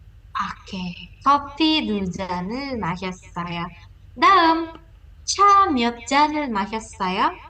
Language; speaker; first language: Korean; non-native, fluent; Indonesian